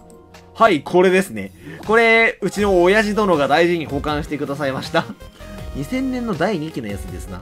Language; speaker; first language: Japanese; native; Japanese